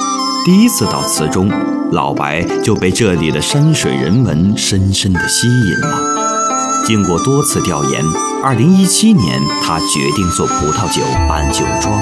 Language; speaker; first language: Chinese; native; Chinese